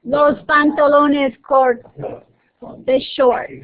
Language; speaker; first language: Spanish; non-native, fluent; English